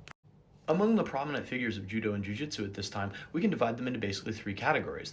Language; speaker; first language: English; native; English